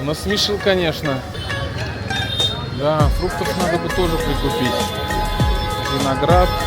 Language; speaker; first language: Russian; native; Russian